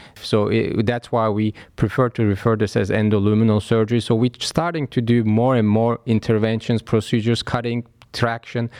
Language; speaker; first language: English; non-native, fluent; Turkish